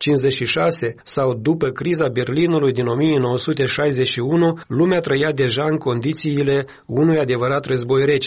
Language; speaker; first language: Romanian; native; Romanian